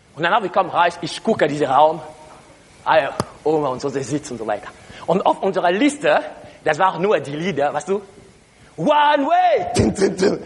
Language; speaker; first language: German; non-native, learner; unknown